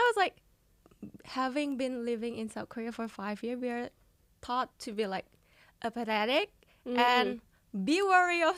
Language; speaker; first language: English; non-native, fluent; Indonesian